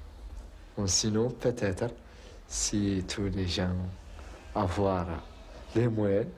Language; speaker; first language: French; non-native, learner; Arabic